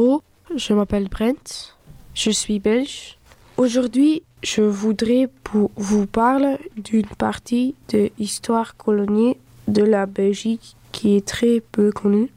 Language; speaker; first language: French; early bilingual, other home language; Dutch